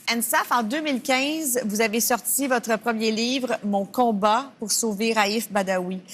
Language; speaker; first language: French; native; French